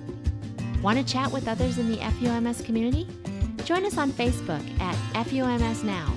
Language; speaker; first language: English; native; English